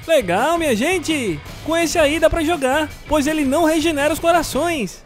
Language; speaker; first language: Portuguese; native; Portuguese